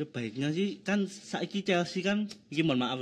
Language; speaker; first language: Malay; non-native, local second language; Javanese